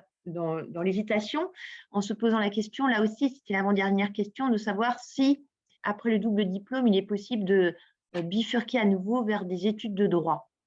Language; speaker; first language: French; native; French